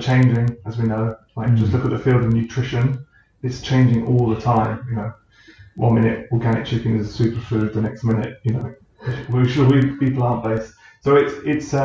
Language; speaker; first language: English; native; English